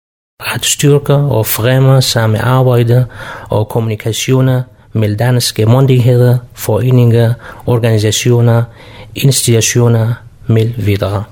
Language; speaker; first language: Danish; non-native, learner; Kurdish